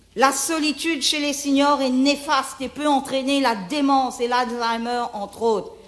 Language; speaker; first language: French; non-native, local second language; Morisyen